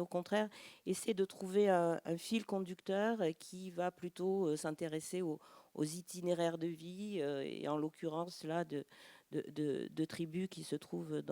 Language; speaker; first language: French; native; French